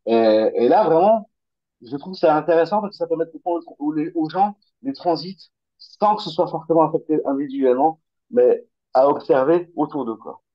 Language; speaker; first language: French; native; French